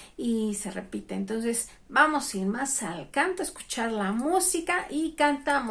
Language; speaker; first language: Spanish; native; Spanish